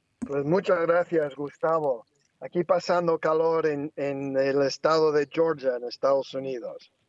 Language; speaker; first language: Spanish; non-native, fluent; English